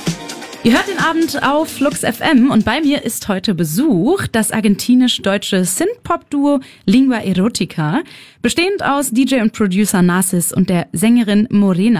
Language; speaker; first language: German; native; German